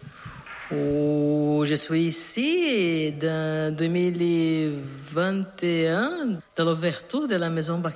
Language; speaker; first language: French; non-native, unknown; Portuguese